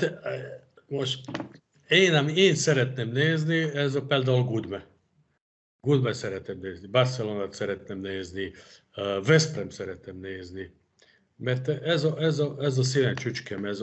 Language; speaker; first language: Hungarian; non-native, fluent; Serbian